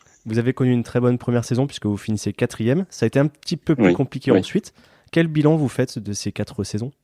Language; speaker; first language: French; native; French